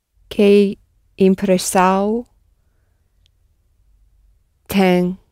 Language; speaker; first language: Portuguese; non-native, learner; English